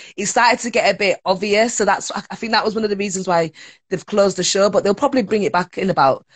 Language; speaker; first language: English; native; English